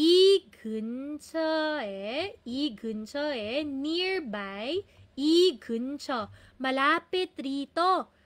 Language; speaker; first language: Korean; non-native, fluent; Filipino